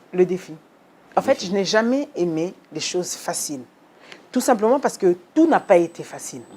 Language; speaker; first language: French; early bilingual, other home language; Lingala